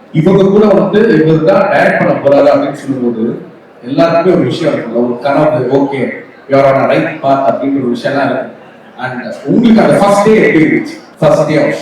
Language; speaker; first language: Tamil; native; Tamil